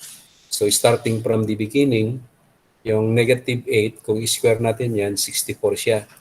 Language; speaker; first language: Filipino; native; Filipino